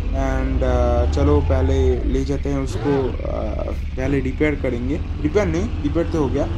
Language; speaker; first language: Hindi; non-native, local second language; Bangla